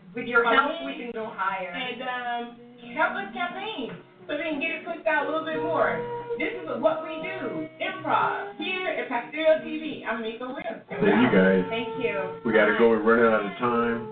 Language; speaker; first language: English; non-native, fluent; Spanish